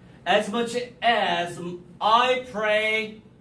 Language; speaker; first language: English; non-native, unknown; Korean